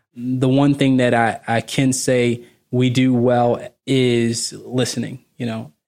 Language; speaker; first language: English; native; English